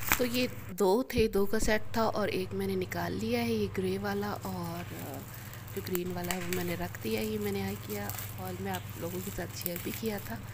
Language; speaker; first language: Urdu; non-native, local second language; Punjabi